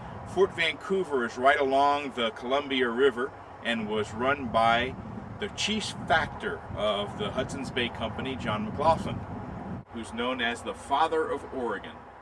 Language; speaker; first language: English; native; English